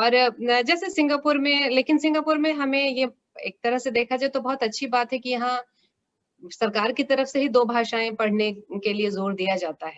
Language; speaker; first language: Hindi; native; Hindi